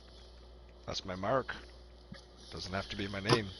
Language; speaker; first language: English; native; English